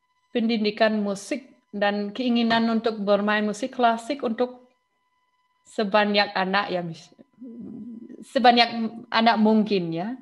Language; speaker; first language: Indonesian; non-native, fluent; German